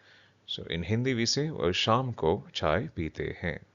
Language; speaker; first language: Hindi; non-native, local second language; Kannada